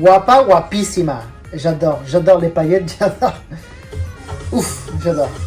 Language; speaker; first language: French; non-native, fluent; Spanish